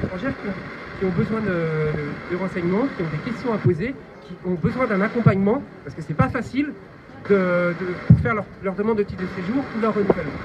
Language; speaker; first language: French; native; French